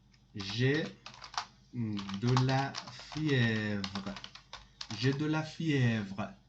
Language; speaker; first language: French; non-native, fluent; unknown